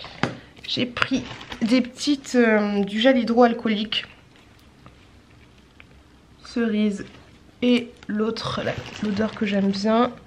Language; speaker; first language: French; native; French